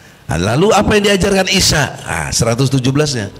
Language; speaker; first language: Indonesian; native; Indonesian